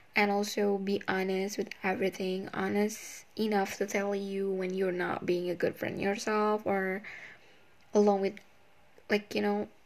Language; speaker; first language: English; non-native, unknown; Indonesian